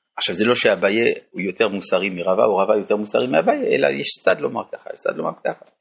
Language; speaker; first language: Hebrew; non-native, fluent; French